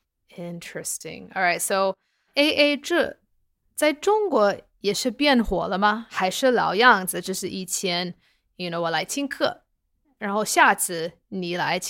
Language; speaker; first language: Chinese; non-native, fluent; English